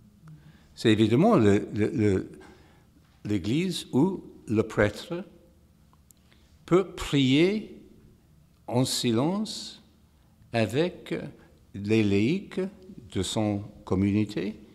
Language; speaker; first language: French; non-native, fluent; English